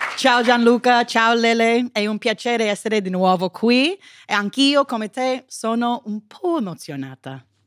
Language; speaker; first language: Italian; non-native, fluent; English